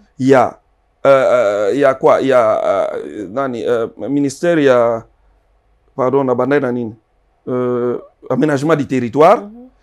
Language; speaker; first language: Lingala; native; Lingala